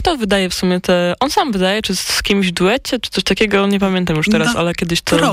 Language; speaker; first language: Polish; native; Polish